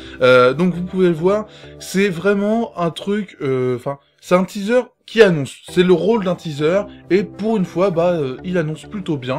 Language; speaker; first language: French; native; French